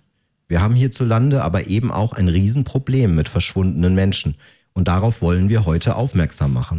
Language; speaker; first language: German; native; German